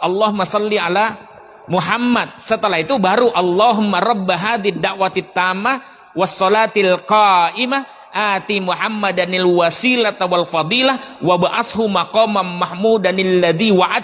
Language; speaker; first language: Indonesian; native; Indonesian